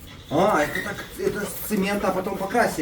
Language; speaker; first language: Russian; native; Russian